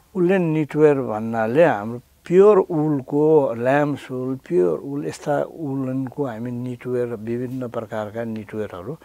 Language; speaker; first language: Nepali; non-native, local second language; Newari